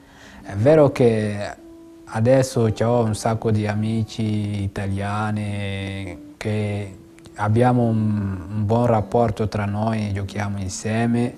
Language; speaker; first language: Italian; non-native, fluent; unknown